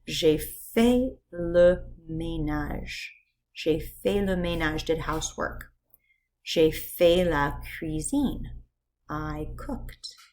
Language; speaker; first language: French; non-native, fluent; English